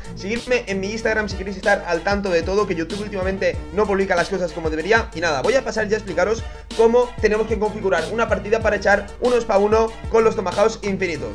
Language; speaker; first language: Spanish; native; Spanish